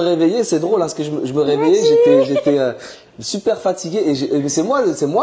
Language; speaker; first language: French; native; French